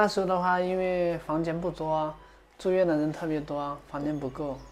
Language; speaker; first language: Chinese; native; Chinese